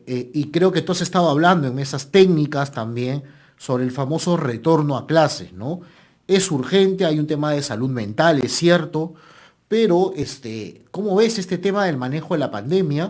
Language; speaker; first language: Spanish; native; Spanish